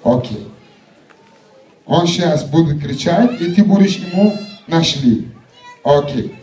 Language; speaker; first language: Russian; non-native, learner; Turkish